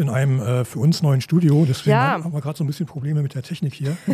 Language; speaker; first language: German; native; German